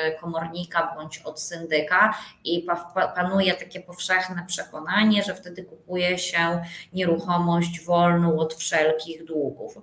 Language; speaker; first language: Polish; native; Polish